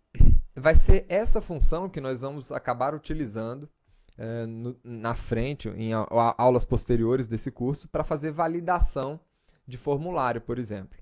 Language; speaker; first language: Portuguese; native; Portuguese